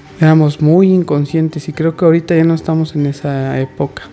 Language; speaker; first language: Spanish; native; Spanish